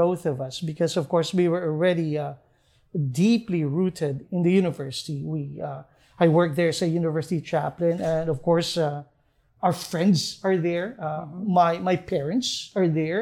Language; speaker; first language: English; non-native, local second language; Hiligaynon